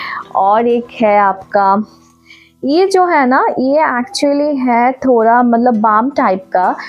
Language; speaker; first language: Hindi; non-native, local second language; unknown